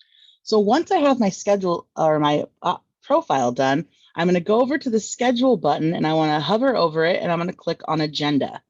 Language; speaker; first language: English; native; English